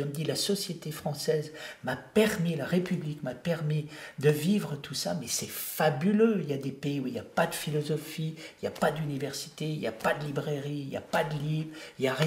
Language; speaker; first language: French; native; French